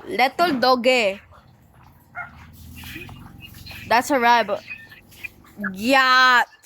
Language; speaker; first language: English; non-native, local second language; Filipino